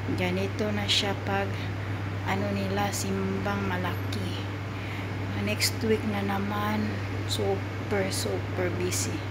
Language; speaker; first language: Filipino; non-native, local second language; Cebuano